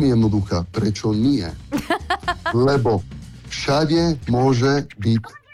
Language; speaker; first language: Slovak; non-native, fluent; Italian